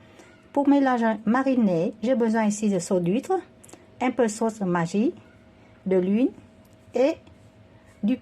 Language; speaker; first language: French; non-native, fluent; Vietnamese